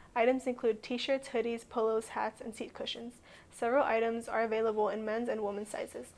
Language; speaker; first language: English; native; English